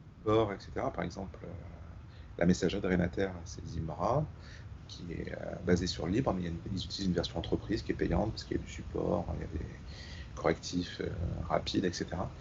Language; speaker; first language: French; native; French